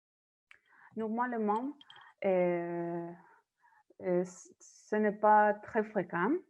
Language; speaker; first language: French; non-native, learner; Spanish